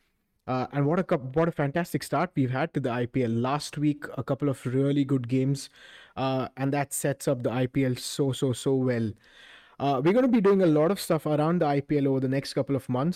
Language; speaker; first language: English; non-native, local second language; Hindi